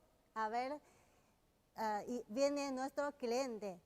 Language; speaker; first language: Spanish; non-native, learner; Chinese